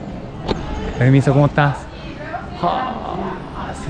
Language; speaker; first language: Spanish; non-native, learner; Japanese